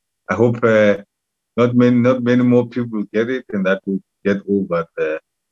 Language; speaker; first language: English; non-native, local second language; Xhosa